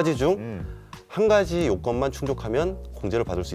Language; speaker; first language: Korean; native; Korean